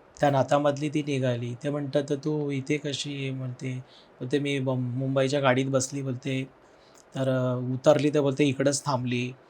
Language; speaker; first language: Marathi; non-native, local second language; Telugu